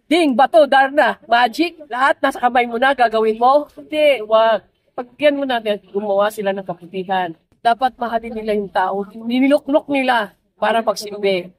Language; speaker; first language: Filipino; non-native, local second language; Cebuano